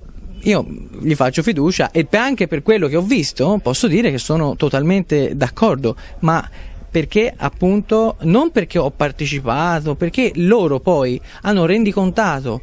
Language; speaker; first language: Italian; native; Italian